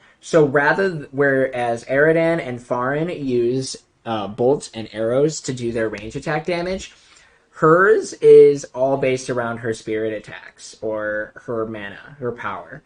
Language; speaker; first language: English; native; English